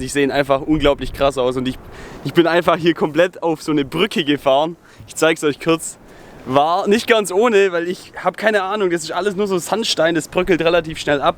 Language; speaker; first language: German; native; German